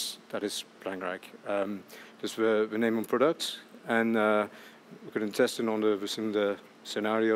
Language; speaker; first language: Dutch; non-native, fluent; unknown